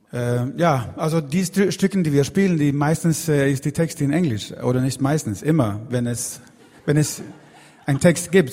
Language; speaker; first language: German; non-native, fluent; Swedish